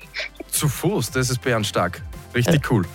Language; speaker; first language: German; native; German